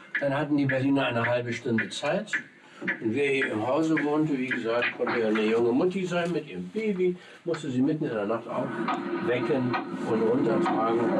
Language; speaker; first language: German; native; German